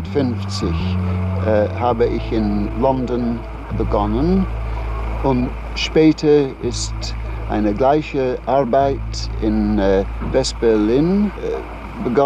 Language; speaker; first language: German; non-native, learner; English